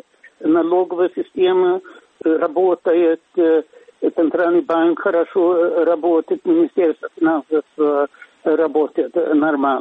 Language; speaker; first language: Russian; non-native, fluent; Swedish